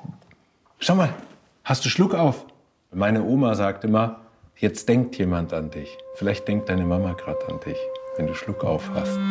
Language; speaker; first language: German; native; German